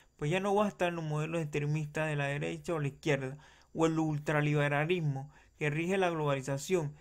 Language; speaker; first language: Spanish; native; Spanish